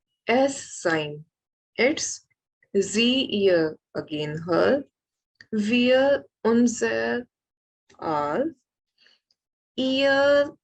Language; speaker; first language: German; non-native, fluent; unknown